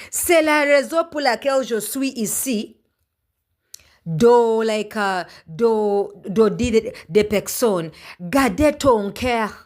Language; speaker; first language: French; non-native, learner; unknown